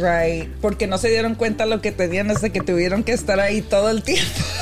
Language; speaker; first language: Spanish; early bilingual, heritage; Spanish